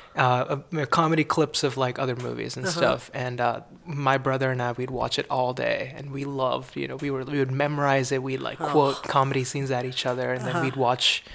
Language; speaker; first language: English; non-native, local second language; Tamil